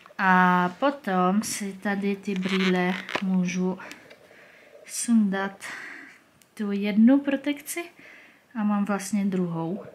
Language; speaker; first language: Czech; early bilingual, heritage; Czech